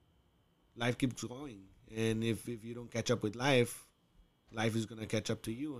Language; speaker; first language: English; non-native, fluent; Spanish